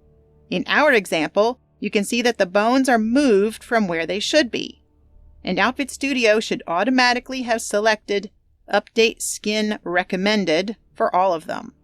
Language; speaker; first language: English; native; English